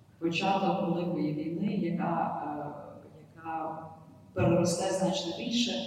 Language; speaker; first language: Ukrainian; native; Ukrainian